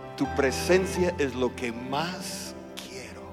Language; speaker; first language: Spanish; non-native, fluent; English